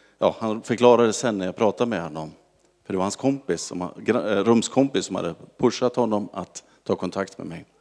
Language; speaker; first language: Swedish; native; Swedish